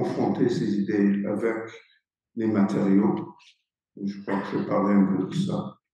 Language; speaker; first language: French; non-native, fluent; English